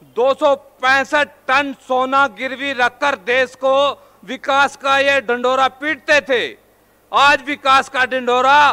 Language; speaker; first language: Hindi; native; Hindi